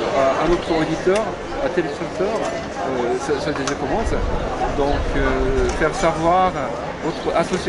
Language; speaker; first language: French; non-native, learner; Japanese